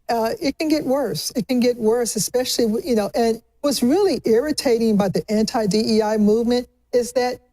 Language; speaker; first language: English; native; English